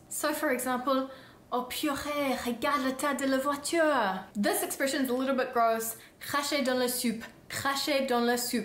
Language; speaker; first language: French; non-native, fluent; English